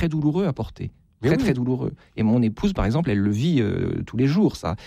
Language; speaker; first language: French; native; French